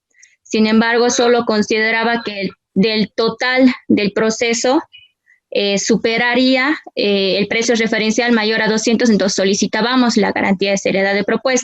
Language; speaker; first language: Spanish; native; Spanish